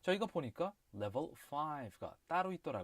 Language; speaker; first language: Korean; native; Korean